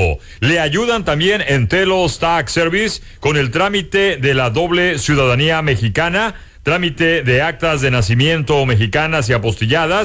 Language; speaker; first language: Spanish; native; Spanish